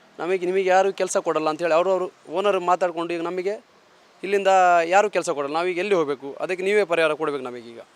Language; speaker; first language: Kannada; non-native, local second language; Lambadi